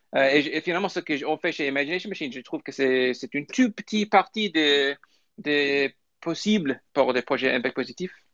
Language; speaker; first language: French; non-native, fluent; English